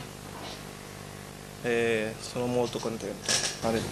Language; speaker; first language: Italian; non-native, learner; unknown